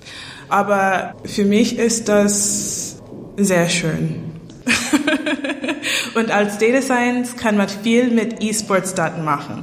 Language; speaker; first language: German; non-native, learner; English